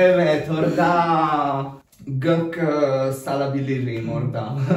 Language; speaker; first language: Turkish; non-native, learner; Italian